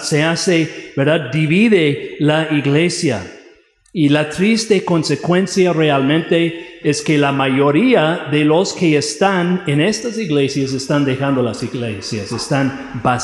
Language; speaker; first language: Spanish; non-native, fluent; English